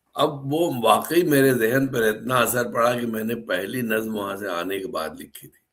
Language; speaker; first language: Urdu; native; Urdu